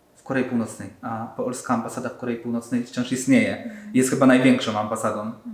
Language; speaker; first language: Polish; native; Polish